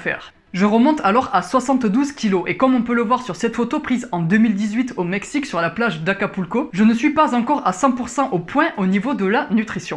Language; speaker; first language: French; native; French